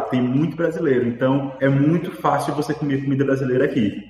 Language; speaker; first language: Portuguese; native; Portuguese